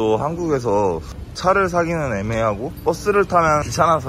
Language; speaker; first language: Korean; native; Korean